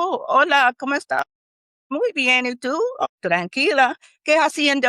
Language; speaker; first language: Spanish; non-native, learner; English